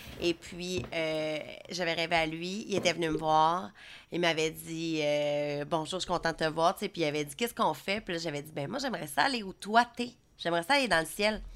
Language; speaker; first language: French; native; French